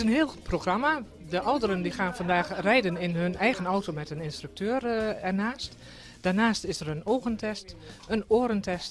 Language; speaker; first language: Dutch; native; Dutch